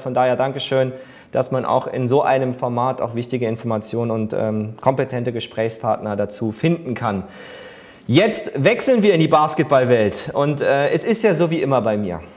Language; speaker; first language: German; native; German